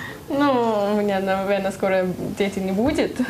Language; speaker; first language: Russian; non-native, learner; German